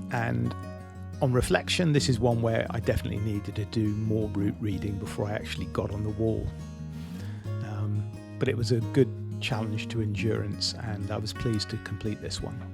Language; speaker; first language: English; native; English